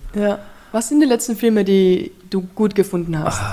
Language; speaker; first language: German; native; German